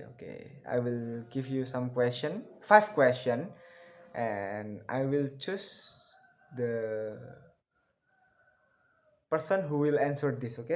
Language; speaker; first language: English; non-native, learner; Indonesian